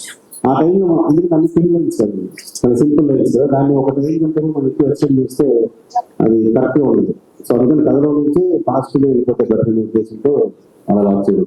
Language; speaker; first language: Telugu; native; Telugu